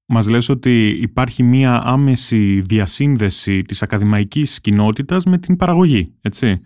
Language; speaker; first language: Greek; native; Greek